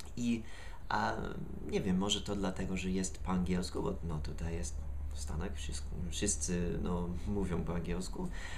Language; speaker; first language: Polish; non-native, learner; English